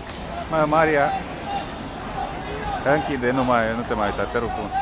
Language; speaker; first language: Romanian; native; Romanian